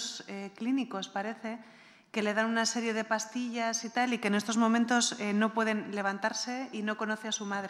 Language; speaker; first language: Spanish; native; Spanish